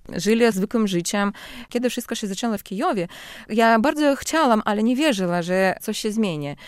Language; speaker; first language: Polish; non-native, learner; Russian